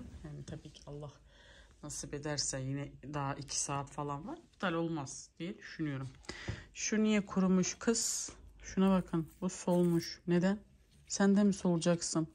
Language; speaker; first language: Turkish; early bilingual, heritage; Turkish